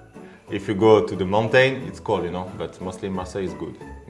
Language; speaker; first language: English; non-native, fluent; French